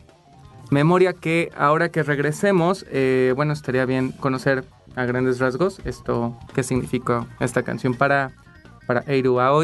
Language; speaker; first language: Spanish; native; Spanish